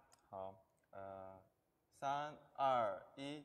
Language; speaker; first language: Chinese; non-native, fluent; Russian